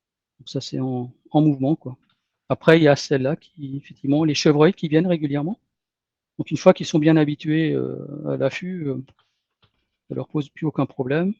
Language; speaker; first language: French; native; French